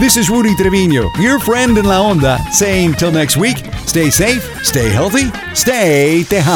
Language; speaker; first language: English; early bilingual, other home language; Spanish